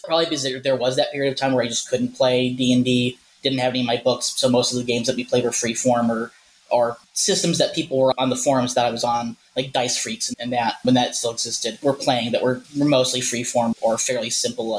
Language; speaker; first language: English; native; English